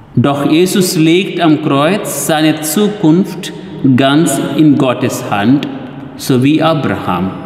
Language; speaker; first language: German; non-native, fluent; Telugu